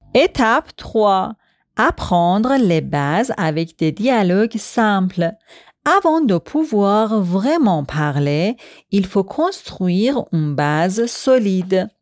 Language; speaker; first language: French; non-native, fluent; Persian